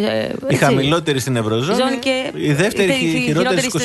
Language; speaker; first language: Greek; native; Greek